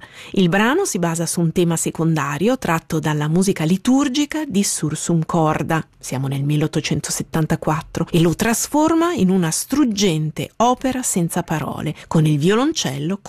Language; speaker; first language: Italian; native; Italian